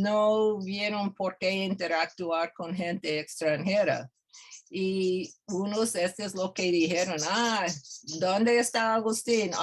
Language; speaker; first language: Spanish; non-native, fluent; English